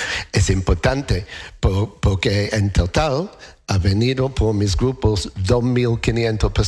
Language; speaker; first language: Spanish; non-native, learner; English